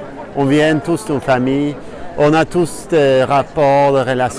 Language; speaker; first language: French; non-native, fluent; Norwegian